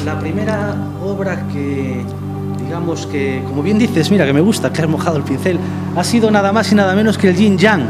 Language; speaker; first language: Spanish; native; Spanish